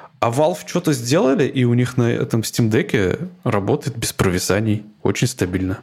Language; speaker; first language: Russian; native; Russian